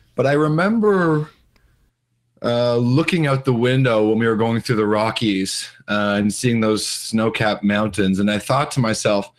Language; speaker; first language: English; native; English